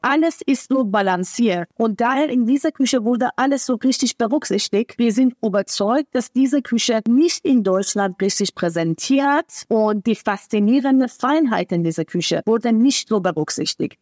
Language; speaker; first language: German; non-native, fluent; Persian